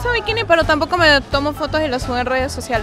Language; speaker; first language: Spanish; native; Spanish